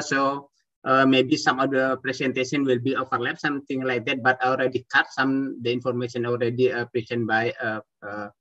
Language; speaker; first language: English; non-native, fluent; Indonesian